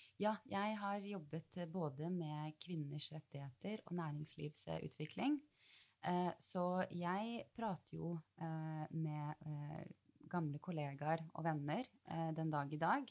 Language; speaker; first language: Norwegian; early bilingual, other home language; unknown